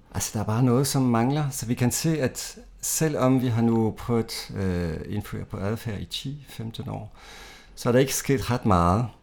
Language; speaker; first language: Danish; non-native, fluent; French